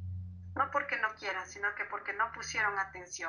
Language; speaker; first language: Spanish; native; Spanish